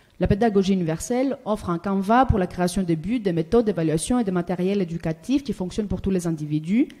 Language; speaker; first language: French; non-native, fluent; Greek